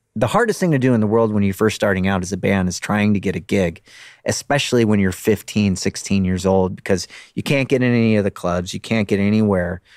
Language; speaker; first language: English; native; English